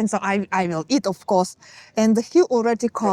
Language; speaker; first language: English; non-native, learner; Russian